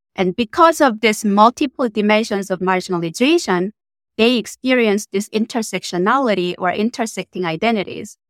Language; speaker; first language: English; non-native, fluent; Korean